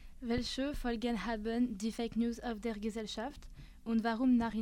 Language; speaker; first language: German; non-native, learner; French